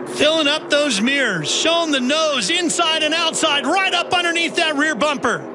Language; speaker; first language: English; native; English